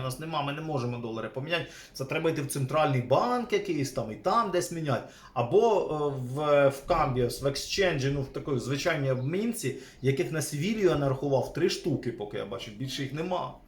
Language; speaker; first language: Ukrainian; native; Ukrainian